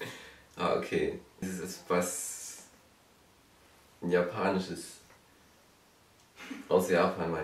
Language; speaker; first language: German; native; German